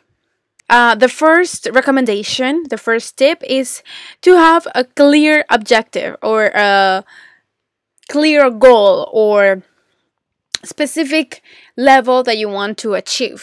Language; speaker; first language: English; non-native, fluent; Spanish